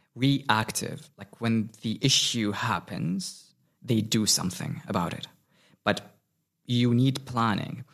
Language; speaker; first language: English; non-native, fluent; Arabic